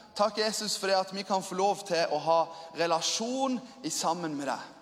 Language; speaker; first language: Norwegian; native; Norwegian